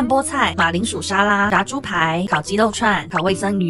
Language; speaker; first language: Chinese; native; Chinese